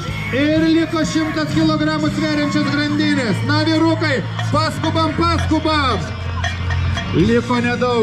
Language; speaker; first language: Lithuanian; native; Lithuanian